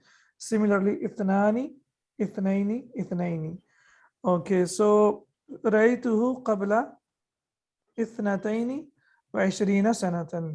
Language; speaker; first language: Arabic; non-native, fluent; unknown